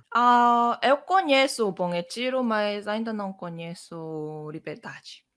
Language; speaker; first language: Portuguese; non-native, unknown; Korean